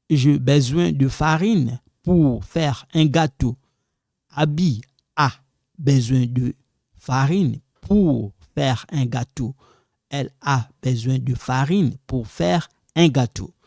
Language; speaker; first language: French; non-native, local second language; Lingala